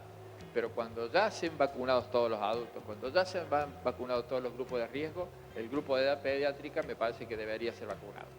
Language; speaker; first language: Spanish; native; Spanish